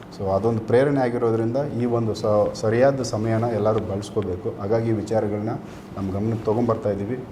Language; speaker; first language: Kannada; native; Kannada